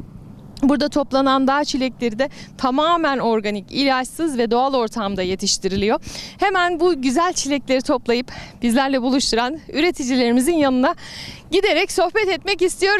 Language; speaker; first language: Turkish; native; Turkish